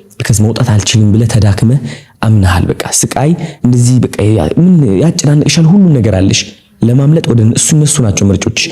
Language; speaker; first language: Amharic; non-native, local second language; Tigrinya